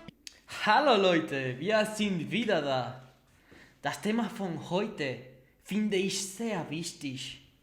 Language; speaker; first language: German; non-native, learner; Spanish